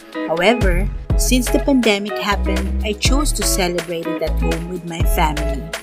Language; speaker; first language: English; non-native, local second language; Filipino